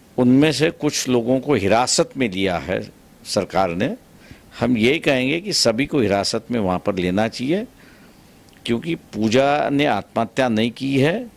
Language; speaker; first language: Hindi; non-native, local second language; Marathi